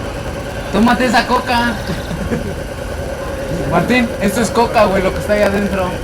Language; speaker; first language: Spanish; native; Spanish